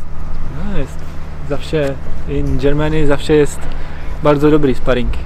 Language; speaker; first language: Polish; non-native, learner; Czech